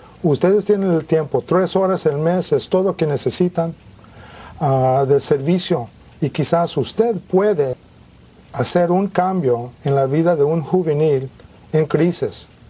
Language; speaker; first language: Spanish; early bilingual, heritage; Spanish